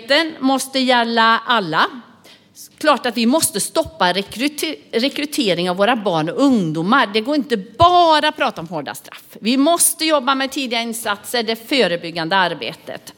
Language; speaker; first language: Swedish; native; Swedish